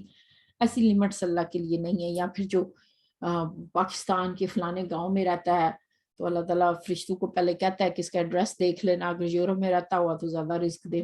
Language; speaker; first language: Urdu; native; Urdu